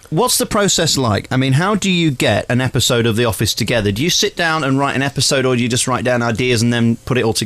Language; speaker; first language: English; native; English